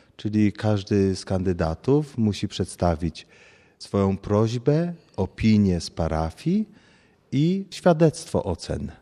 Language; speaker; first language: Polish; native; Polish